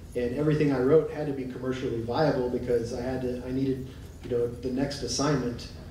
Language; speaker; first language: English; native; English